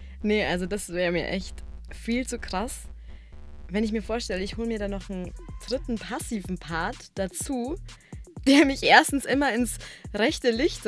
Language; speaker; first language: German; native; German